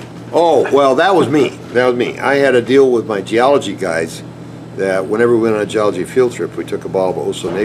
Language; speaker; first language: English; native; English